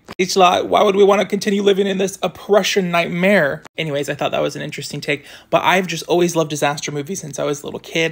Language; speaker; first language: English; native; English